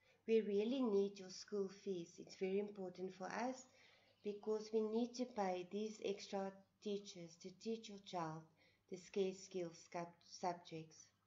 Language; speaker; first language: English; non-native, local second language; Afrikaans